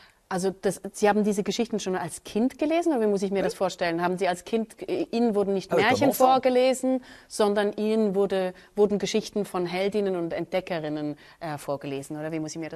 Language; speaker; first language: German; native; German